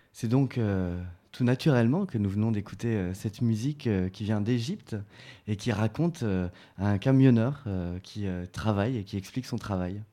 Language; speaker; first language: French; native; French